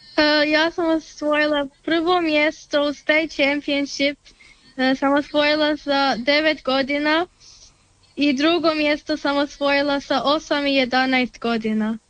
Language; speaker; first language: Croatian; early bilingual, heritage; Serbian